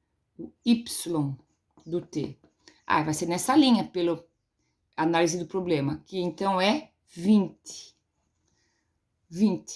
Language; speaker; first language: Portuguese; native; Portuguese